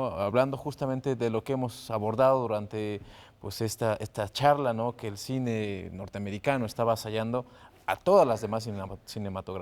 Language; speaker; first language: Spanish; native; Spanish